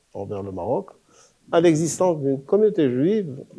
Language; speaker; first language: French; non-native, local second language; Arabic